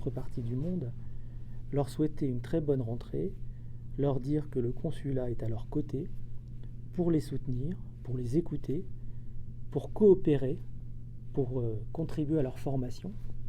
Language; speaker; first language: French; native; French